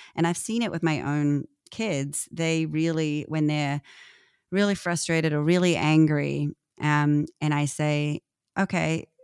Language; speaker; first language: English; native; English